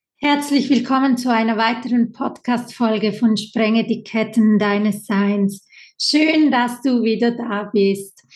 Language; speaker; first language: German; native; German